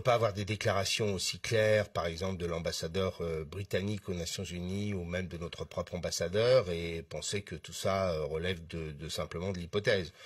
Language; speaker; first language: French; native; French